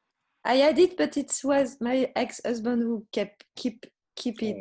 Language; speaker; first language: English; non-native, learner; French